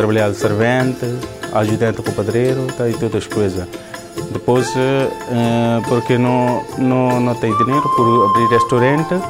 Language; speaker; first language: Portuguese; non-native, learner; Punjabi